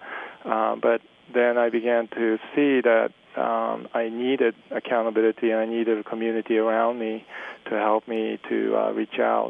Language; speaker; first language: English; early bilingual, other home language; Japanese